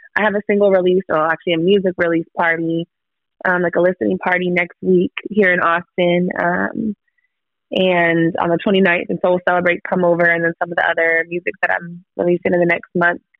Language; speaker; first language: English; native; English